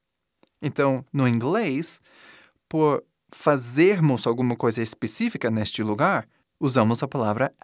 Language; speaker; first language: Portuguese; non-native, fluent; English